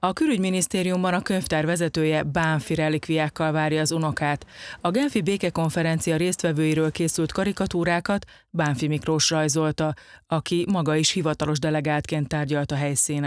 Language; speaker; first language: Hungarian; native; Hungarian